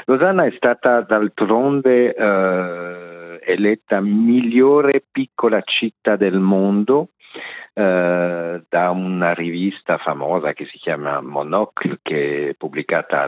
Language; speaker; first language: Italian; non-native, local second language; French